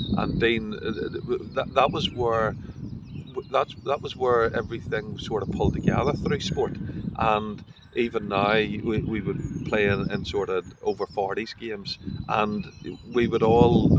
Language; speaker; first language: English; native; English